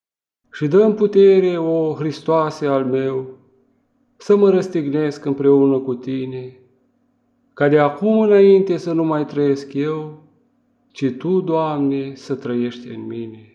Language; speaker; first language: Romanian; native; Romanian